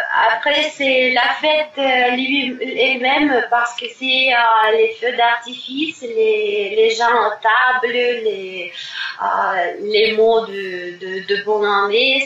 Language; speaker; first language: French; non-native, fluent; Russian